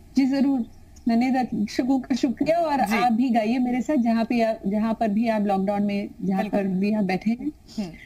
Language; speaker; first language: Hindi; non-native, local second language; Tamil